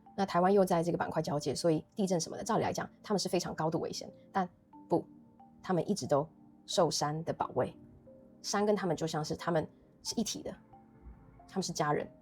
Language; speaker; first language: Chinese; native; Chinese